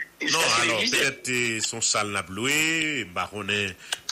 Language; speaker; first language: French; non-native, local second language; Haitian Creole